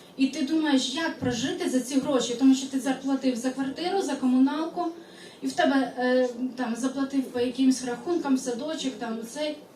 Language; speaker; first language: Ukrainian; non-native, local second language; Russian